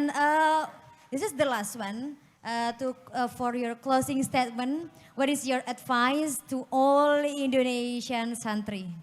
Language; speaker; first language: English; non-native, fluent; Indonesian